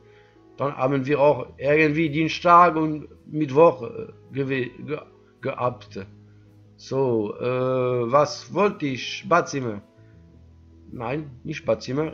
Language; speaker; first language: German; non-native, learner; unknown